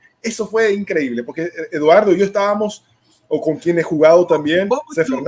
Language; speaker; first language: Spanish; non-native, fluent; Portuguese